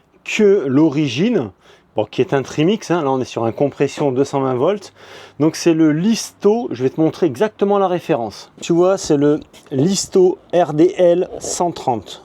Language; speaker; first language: French; native; French